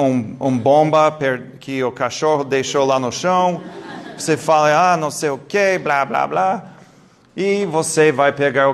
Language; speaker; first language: Portuguese; non-native, fluent; English